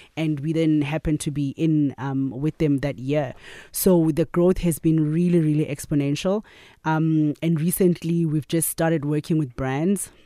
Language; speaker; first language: English; non-native, local second language; Zulu